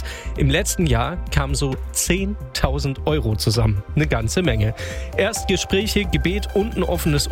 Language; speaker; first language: German; native; German